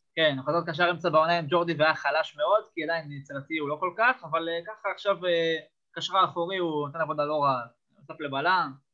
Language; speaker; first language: Hebrew; native; Hebrew